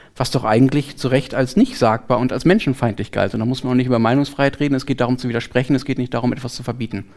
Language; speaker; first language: German; native; German